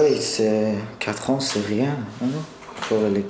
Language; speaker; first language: French; non-native, learner; Persian